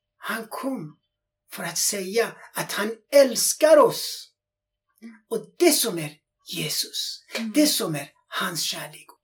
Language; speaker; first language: Swedish; non-native, fluent; Persian